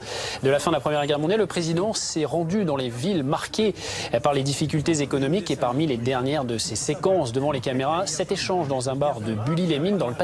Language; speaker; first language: French; native; French